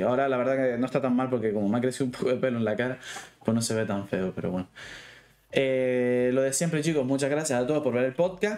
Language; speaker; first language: Spanish; native; Spanish